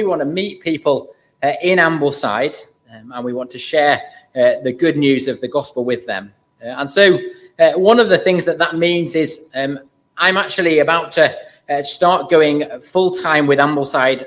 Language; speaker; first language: English; native; English